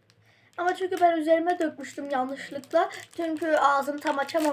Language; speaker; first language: Turkish; native; Turkish